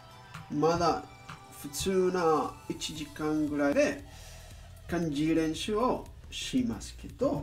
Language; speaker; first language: Japanese; non-native, learner; English